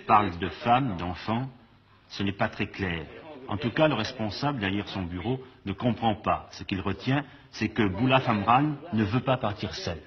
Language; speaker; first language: French; native; French